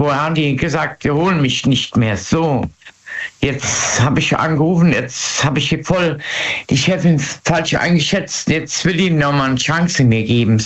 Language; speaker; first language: German; native; German